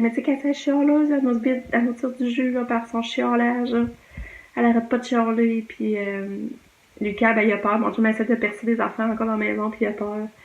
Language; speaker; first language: French; native; French